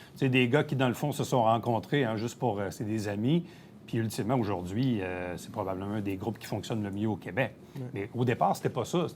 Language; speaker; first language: French; native; French